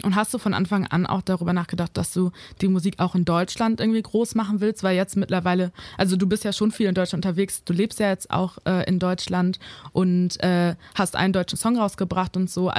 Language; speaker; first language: German; native; German